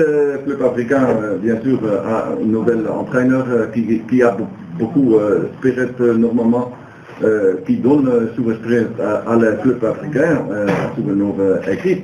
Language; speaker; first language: French; non-native, learner; Dutch